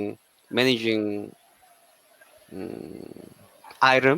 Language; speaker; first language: English; non-native, learner; Korean